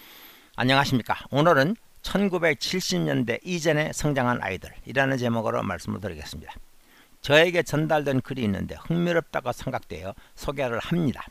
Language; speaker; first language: Korean; native; Korean